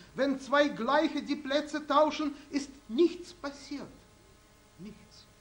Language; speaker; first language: German; non-native, fluent; Russian